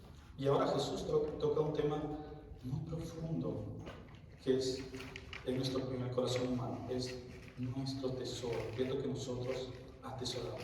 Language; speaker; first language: Spanish; native; Spanish